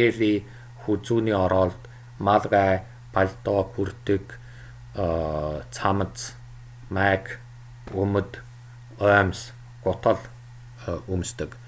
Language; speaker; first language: Mongolian; non-native, fluent; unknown